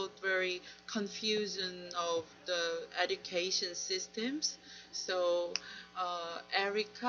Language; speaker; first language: English; non-native, learner; Korean